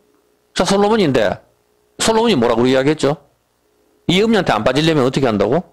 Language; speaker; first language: Korean; native; Korean